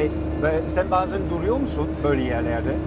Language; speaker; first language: Turkish; non-native, fluent; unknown